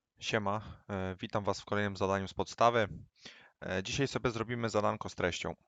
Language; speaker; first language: Polish; native; Polish